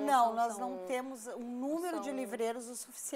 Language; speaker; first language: Portuguese; native; Portuguese